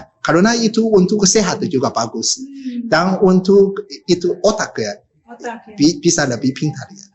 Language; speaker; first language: Indonesian; non-native, learner; Japanese